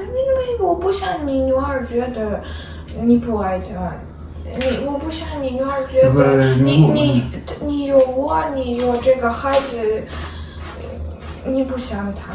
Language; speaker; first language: Chinese; non-native, learner; Ukrainian